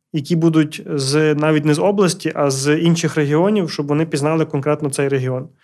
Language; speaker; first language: Ukrainian; early bilingual, heritage; Ukrainian